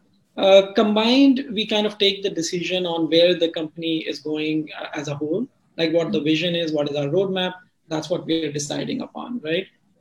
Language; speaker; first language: English; non-native, local second language; Hindi